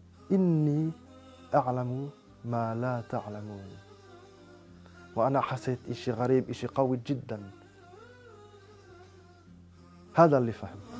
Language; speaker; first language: Arabic; non-native, fluent; French